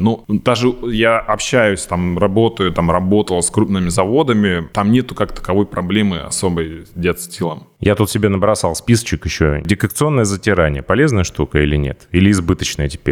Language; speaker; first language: Russian; native; Russian